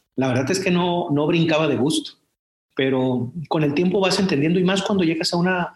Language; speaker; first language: Spanish; native; Spanish